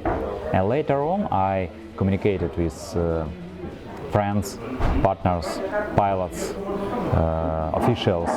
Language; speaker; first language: English; non-native, fluent; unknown